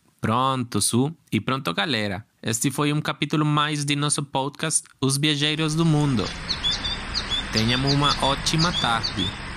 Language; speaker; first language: Portuguese; non-native, learner; Spanish